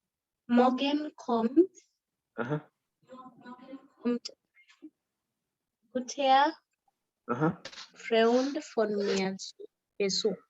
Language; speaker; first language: German; non-native, learner; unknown